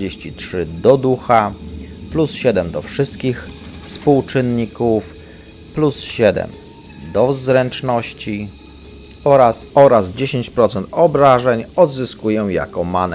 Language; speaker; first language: Polish; native; Polish